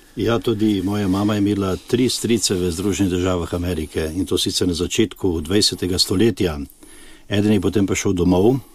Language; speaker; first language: Slovenian; native; Slovenian